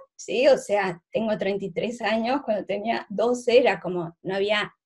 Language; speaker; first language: Spanish; native; Spanish